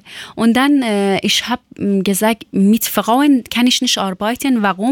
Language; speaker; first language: German; non-native, learner; Persian